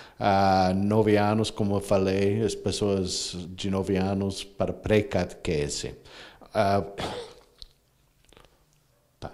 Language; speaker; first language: Portuguese; non-native, fluent; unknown